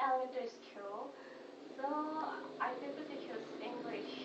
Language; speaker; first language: English; non-native, fluent; Indonesian